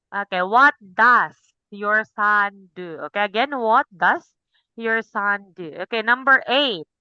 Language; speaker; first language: English; non-native, local second language; Cebuano